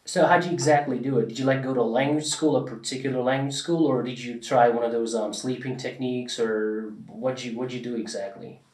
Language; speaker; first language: English; non-native, fluent; Turkish